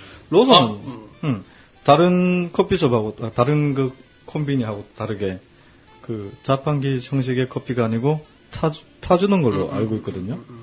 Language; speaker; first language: Korean; native; Korean